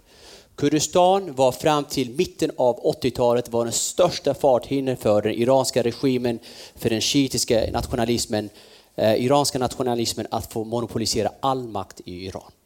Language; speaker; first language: Swedish; non-native, fluent; Kurdish